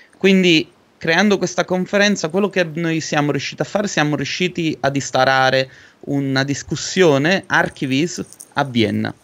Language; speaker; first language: Italian; native; Italian